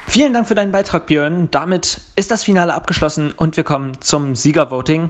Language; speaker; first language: German; native; German